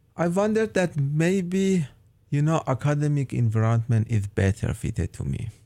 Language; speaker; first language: English; non-native, fluent; Persian